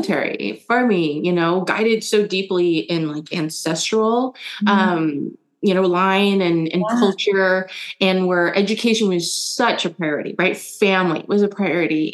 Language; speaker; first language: English; early bilingual, other home language; German